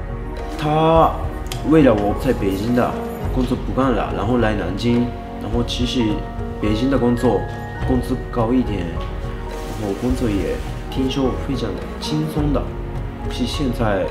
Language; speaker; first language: Chinese; non-native, fluent; Japanese